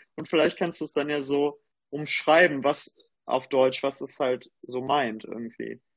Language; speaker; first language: German; native; German